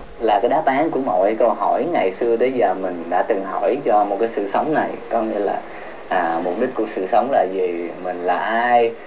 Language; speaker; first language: Vietnamese; early bilingual, heritage; Vietnamese